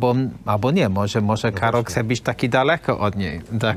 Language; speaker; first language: Polish; non-native, learner; English